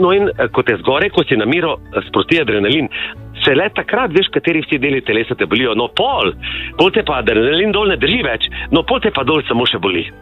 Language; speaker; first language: Slovenian; native; Slovenian